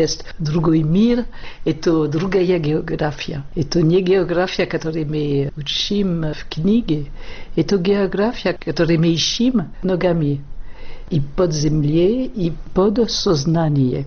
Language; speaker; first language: Russian; non-native, fluent; French